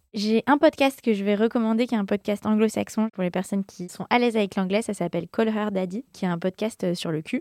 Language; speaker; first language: French; native; French